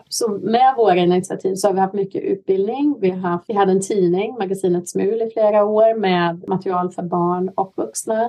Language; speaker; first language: Swedish; native; Swedish